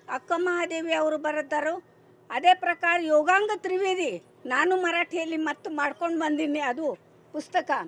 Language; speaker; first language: Kannada; non-native, local second language; Marathi